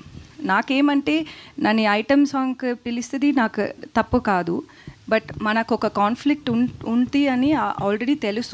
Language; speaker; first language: Telugu; non-native, learner; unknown